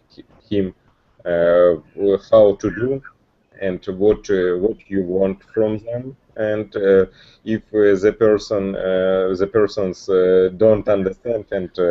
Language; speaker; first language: English; non-native, learner; Russian